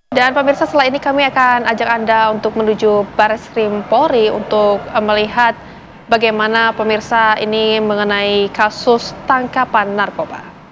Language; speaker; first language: Indonesian; native; Indonesian